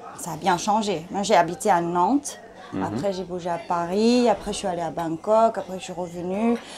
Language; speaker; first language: French; early bilingual, other home language; Thai